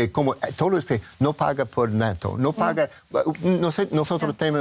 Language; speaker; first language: Spanish; non-native, learner; English